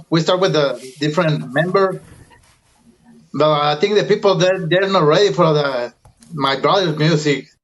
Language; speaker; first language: English; early bilingual, other home language; Spanish